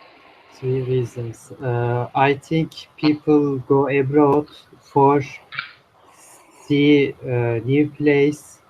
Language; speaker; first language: English; non-native, learner; Turkish